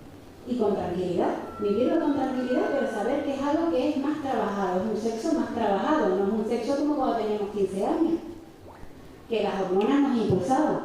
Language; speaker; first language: Spanish; native; Spanish